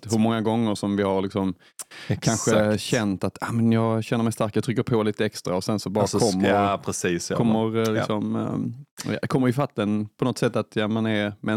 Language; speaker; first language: Swedish; native; Swedish